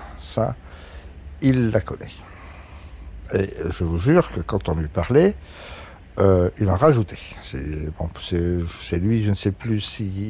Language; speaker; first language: French; native; French